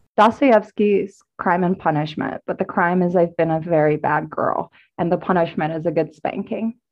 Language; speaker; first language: English; non-native, fluent; Portuguese